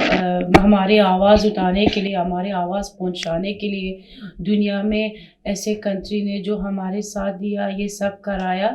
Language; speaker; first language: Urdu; non-native, fluent; Persian